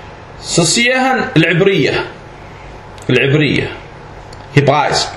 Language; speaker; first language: Danish; non-native, fluent; Arabic